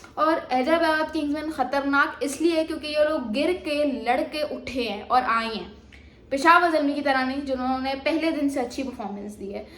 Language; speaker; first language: Urdu; non-native, local second language; Sindhi